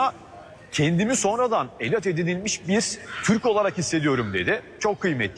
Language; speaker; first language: Turkish; native; Turkish